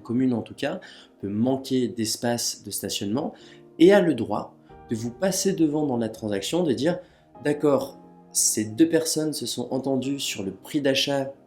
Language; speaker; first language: French; native; French